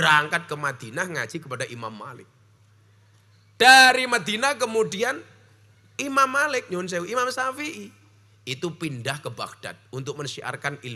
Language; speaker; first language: Indonesian; non-native, local second language; Javanese